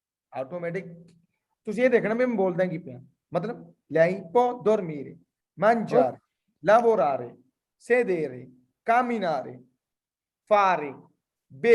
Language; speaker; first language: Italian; non-native, fluent; Punjabi